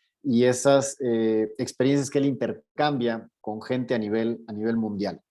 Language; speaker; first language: Spanish; native; Spanish